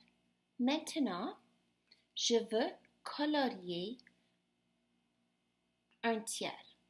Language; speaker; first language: French; non-native, fluent; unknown